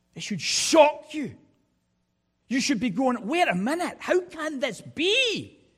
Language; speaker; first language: English; native; English